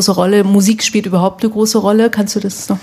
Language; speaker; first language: German; native; German